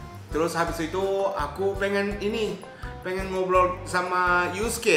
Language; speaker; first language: Indonesian; non-native, fluent; Japanese